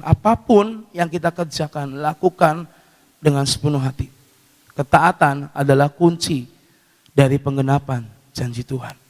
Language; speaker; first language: Indonesian; native; Indonesian